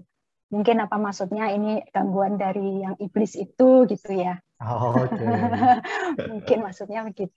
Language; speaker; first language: Indonesian; native; Indonesian